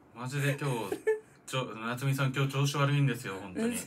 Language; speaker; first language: Japanese; native; Japanese